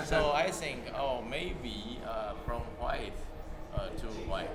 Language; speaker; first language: English; non-native, learner; Japanese